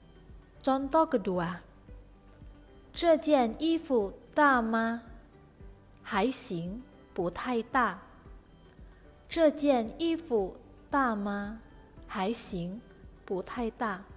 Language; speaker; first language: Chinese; non-native, fluent; Indonesian